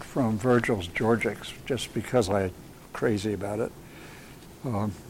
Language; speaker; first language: English; native; English